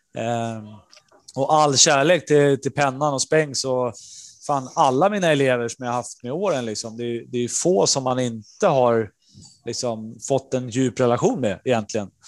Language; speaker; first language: Swedish; early bilingual, other home language; Spanish